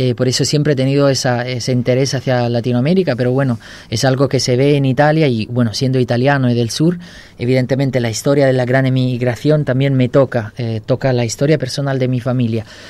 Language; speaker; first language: Spanish; non-native, fluent; Italian